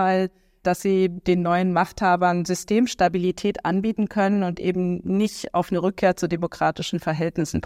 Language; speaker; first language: German; native; German